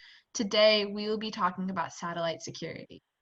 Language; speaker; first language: English; native; English